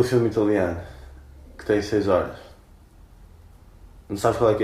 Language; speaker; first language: Portuguese; native; Portuguese